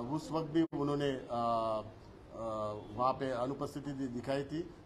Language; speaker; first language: Hindi; non-native, local second language; Marathi